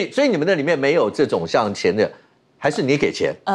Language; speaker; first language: Chinese; native; Chinese